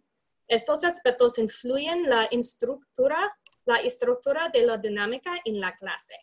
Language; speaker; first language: Spanish; non-native, fluent; English